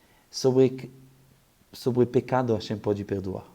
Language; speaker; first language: Portuguese; non-native, fluent; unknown